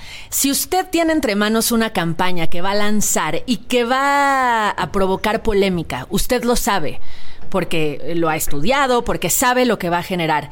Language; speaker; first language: Spanish; native; Spanish